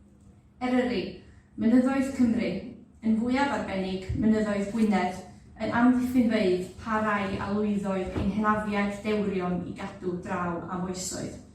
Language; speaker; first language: Welsh; native; Welsh